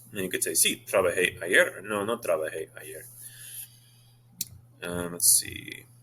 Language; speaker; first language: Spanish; non-native, fluent; English